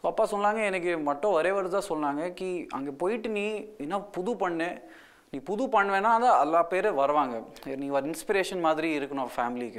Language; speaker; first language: Tamil; non-native, local second language; Hindi